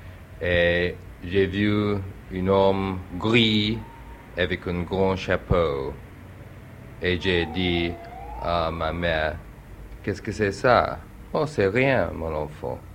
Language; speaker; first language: French; non-native, learner; English